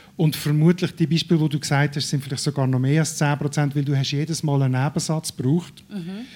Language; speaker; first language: German; native; German